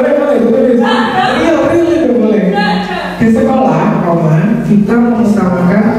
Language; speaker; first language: Indonesian; native; Indonesian